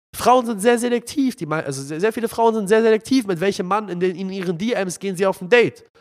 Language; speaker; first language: German; non-native, fluent; Arabic